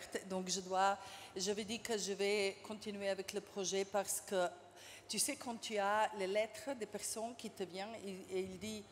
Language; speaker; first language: French; non-native, fluent; Slovenian